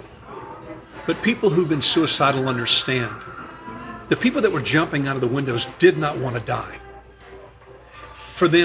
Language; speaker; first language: English; native; English